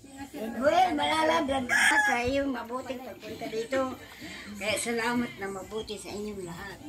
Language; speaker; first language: Filipino; non-native, local second language; Cebuano